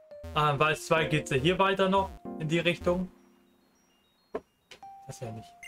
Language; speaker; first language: German; native; German